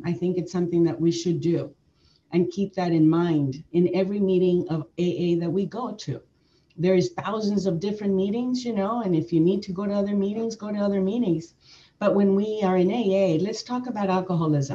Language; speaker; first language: English; early bilingual, other home language; Spanish